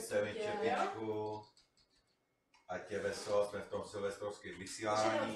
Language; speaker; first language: Czech; native; Czech